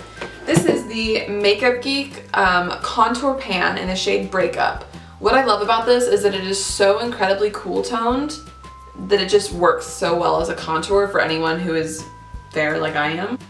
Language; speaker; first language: English; native; English